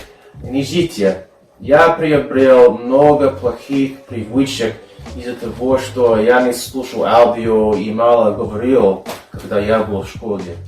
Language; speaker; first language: Russian; non-native, fluent; English